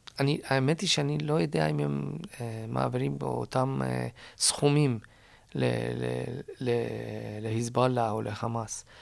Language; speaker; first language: Hebrew; non-native, fluent; Persian